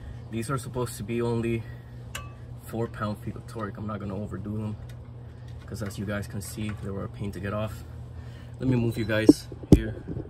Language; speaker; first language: English; early bilingual, other home language; Spanish